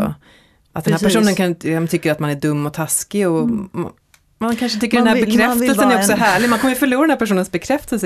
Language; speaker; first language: Swedish; native; Swedish